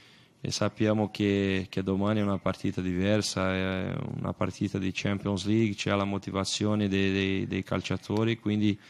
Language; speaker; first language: Italian; non-native, fluent; Portuguese